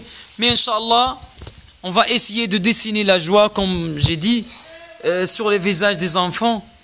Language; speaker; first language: French; non-native, fluent; Arabic